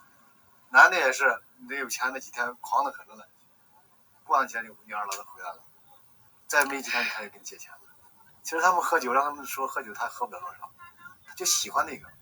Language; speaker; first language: Chinese; native; Chinese